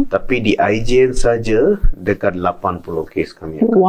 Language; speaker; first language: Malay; non-native, local second language; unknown